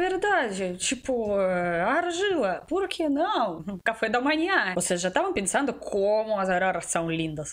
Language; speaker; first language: Portuguese; non-native, learner; Russian